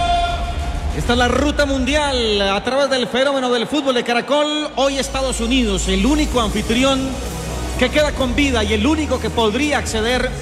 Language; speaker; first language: Spanish; native; Spanish